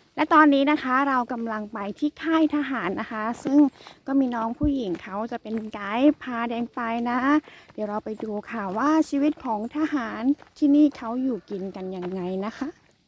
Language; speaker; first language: Thai; non-native, local second language; Karen languages